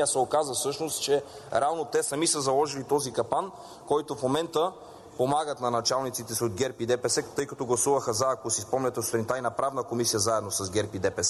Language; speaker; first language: Bulgarian; native; Bulgarian